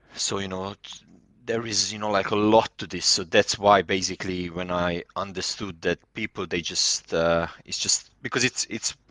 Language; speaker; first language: English; non-native, fluent; Hungarian